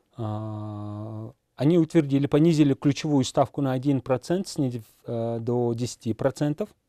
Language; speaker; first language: Russian; non-native, fluent; Mongolian